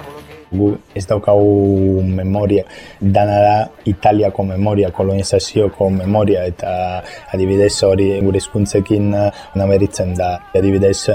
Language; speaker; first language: Basque; non-native, fluent; Italian